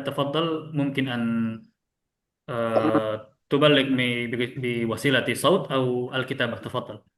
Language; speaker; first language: Arabic; non-native, fluent; Indonesian